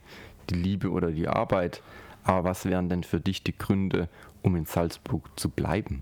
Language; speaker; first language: German; native; German